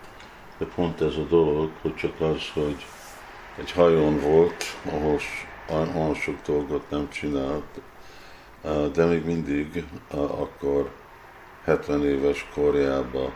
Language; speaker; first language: Hungarian; early bilingual, heritage; Hungarian